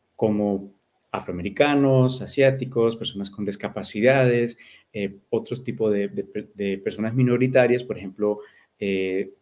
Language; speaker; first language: Spanish; early bilingual, heritage; Spanish